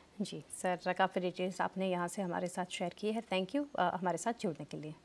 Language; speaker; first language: Hindi; non-native, local second language; Gujarati